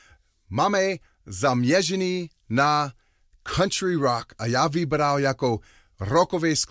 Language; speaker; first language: Czech; non-native, learner; English